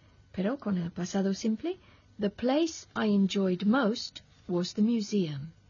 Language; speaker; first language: English; non-native, fluent; Spanish